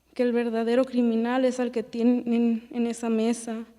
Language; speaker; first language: Spanish; early bilingual, other home language; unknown